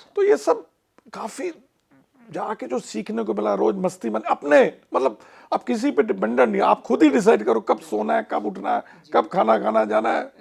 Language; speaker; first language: Hindi; non-native, local second language; Punjabi